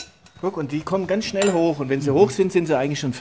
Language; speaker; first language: German; native; German